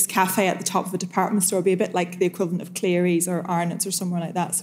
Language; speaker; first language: English; native; English